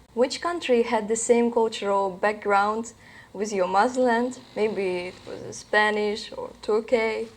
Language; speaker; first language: English; non-native, learner; Russian